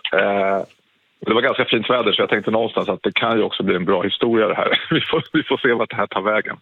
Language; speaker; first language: Swedish; native; Swedish